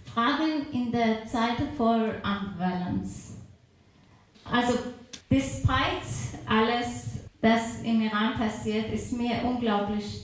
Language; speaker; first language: German; non-native, fluent; Persian